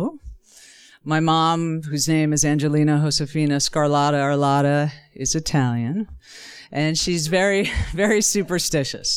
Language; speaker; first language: English; native; English